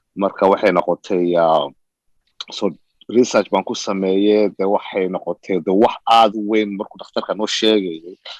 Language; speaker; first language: Somali; early bilingual, heritage; Somali